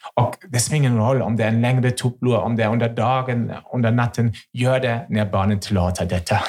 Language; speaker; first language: Swedish; non-native, fluent; German